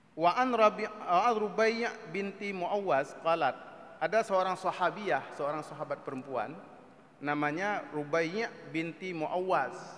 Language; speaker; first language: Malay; non-native, local second language; Achinese